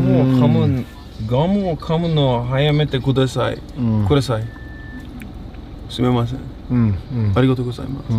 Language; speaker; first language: Japanese; non-native, learner; English